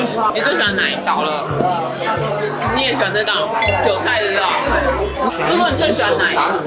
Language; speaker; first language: Chinese; native; Chinese